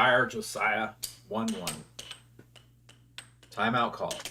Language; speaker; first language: English; native; English